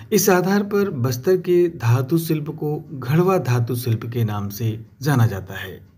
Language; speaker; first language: Hindi; native; Hindi